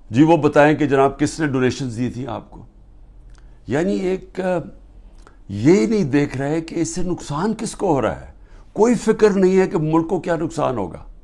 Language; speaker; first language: Urdu; native; Urdu